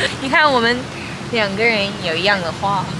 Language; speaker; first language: Chinese; early bilingual, heritage; English